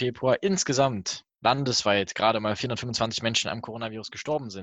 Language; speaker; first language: German; native; German